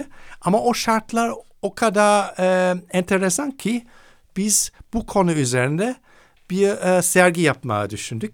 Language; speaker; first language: Turkish; non-native, fluent; German